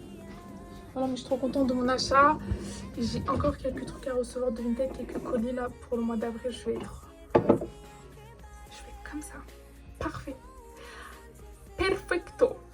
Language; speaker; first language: French; native; French